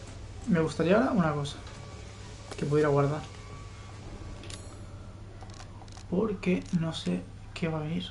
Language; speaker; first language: Spanish; native; Spanish